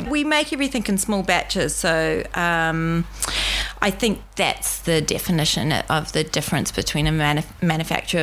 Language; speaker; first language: English; native; English